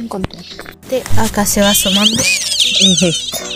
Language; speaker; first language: Spanish; native; Spanish